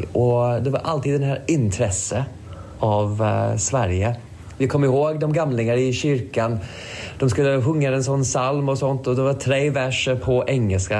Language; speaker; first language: Swedish; non-native, fluent; English